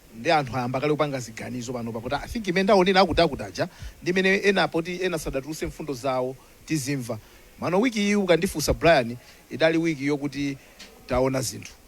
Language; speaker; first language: Nyanja; non-native, local second language; Tumbuka